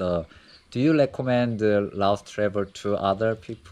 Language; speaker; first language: English; non-native, learner; Korean